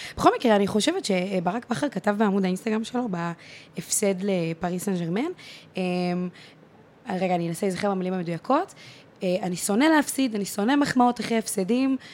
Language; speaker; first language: Hebrew; native; Hebrew